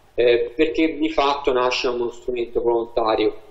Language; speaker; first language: Italian; native; Italian